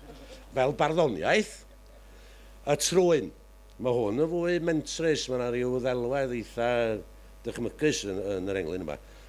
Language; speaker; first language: Welsh; native; Welsh